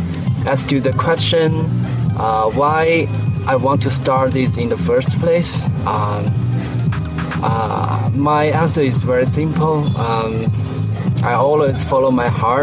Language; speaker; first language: English; non-native, fluent; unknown